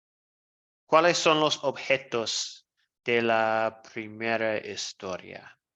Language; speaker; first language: Spanish; non-native, fluent; English